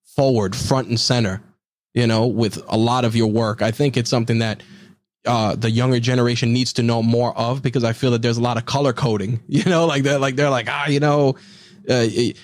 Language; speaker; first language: English; early bilingual, other home language; Spanish